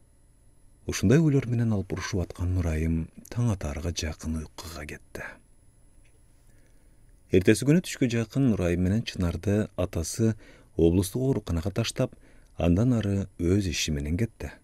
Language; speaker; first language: Kyrgyz; native; Kyrgyz